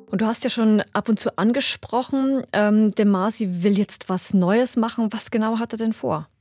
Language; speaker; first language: German; native; German